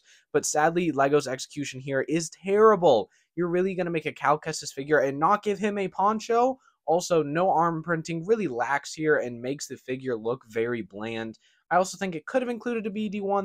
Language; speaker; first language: English; native; English